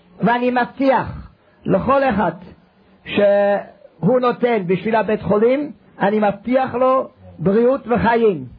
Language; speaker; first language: Hebrew; non-native, fluent; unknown